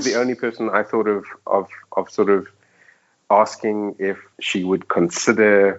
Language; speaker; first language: English; native; English